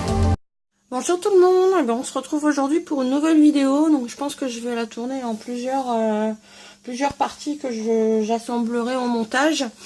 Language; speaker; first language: French; native; French